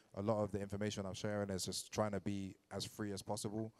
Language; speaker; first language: English; native; English